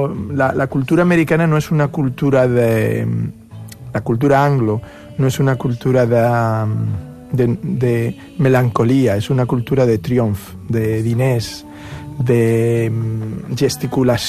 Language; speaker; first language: Catalan; non-native, fluent; Spanish